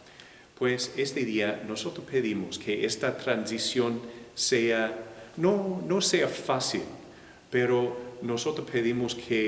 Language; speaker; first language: Spanish; non-native, fluent; English